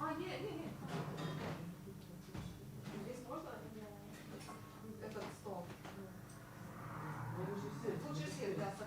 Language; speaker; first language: Russian; non-native, local second language; Lithuanian